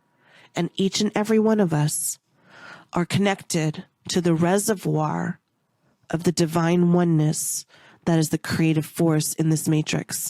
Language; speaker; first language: English; native; English